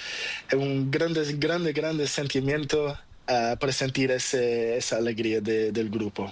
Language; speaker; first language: Spanish; non-native, learner; Portuguese